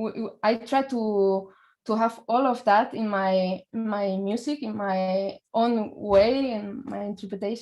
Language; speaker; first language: English; non-native, learner; Spanish